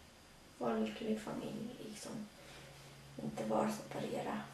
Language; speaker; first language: Swedish; early bilingual, other home language; Latvian